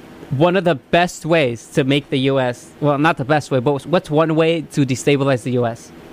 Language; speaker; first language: English; early bilingual, other home language; Spanish